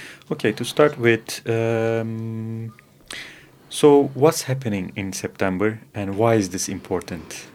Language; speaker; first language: English; non-native, fluent; Turkish